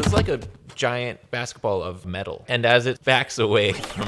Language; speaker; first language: English; native; English